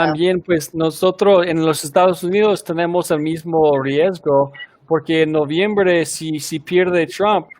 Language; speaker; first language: Spanish; non-native, fluent; English